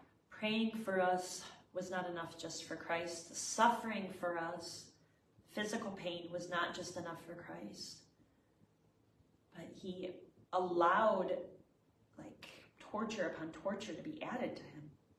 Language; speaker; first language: English; native; English